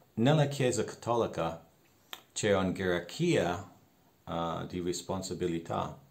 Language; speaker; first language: Italian; non-native, fluent; English